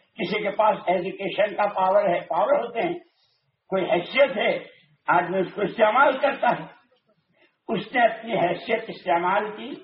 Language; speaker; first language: Urdu; non-native, local second language; Gujarati